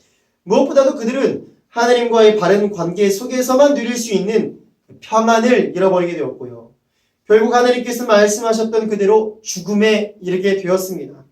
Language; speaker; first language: Korean; native; Korean